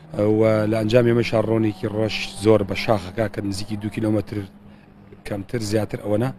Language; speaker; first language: Central Kurdish; native; Central Kurdish